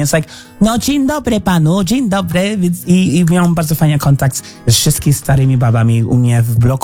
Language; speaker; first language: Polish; non-native, learner; English